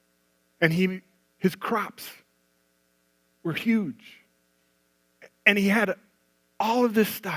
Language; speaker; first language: English; native; English